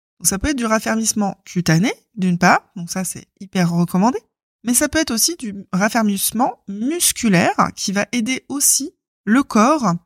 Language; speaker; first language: French; native; French